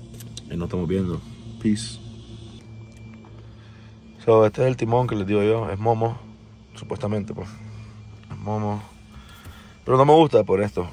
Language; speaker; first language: Spanish; native; Spanish